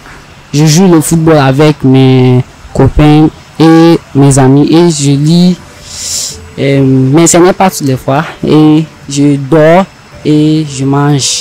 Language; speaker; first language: French; non-native, learner; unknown